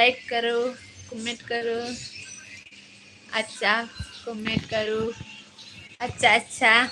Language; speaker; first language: Hindi; non-native, local second language; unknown